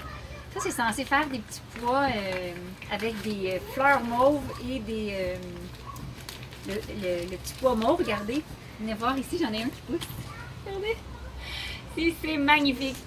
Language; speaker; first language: French; native; French